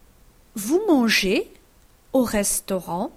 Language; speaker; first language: French; non-native, fluent; English